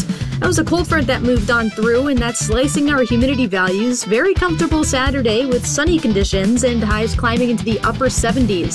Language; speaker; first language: English; native; English